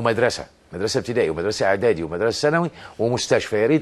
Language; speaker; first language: Arabic; native; Arabic